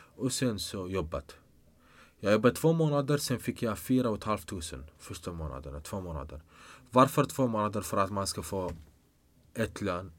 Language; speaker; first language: Swedish; non-native, fluent; Arabic